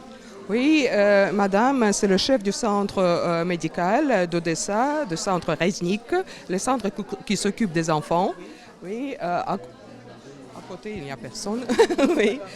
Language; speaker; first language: French; non-native, fluent; Ukrainian